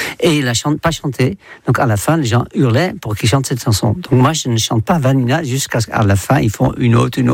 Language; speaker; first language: French; non-native, fluent; Dutch